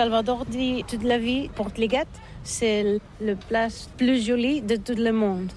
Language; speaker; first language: French; non-native, learner; Catalan